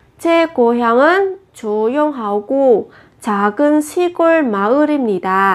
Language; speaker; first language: Korean; non-native, fluent; Vietnamese